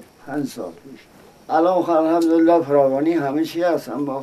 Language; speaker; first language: Persian; non-native, local second language; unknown